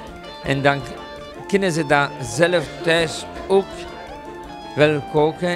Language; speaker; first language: Dutch; non-native, local second language; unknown